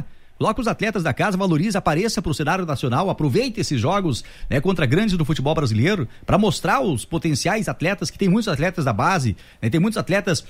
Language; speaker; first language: Portuguese; native; Portuguese